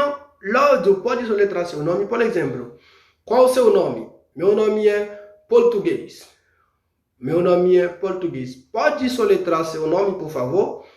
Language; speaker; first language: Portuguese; non-native, fluent; Haitian Creole